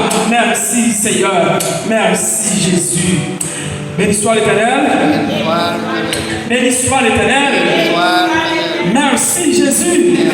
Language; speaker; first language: French; non-native, local second language; Haitian Creole